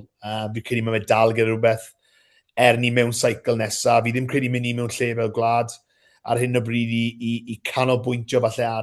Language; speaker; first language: Welsh; native; Welsh